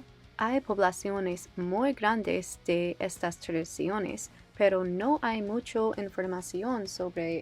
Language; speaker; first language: Spanish; non-native, learner; English